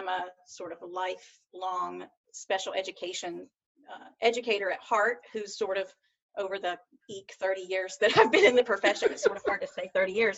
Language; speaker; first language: English; native; English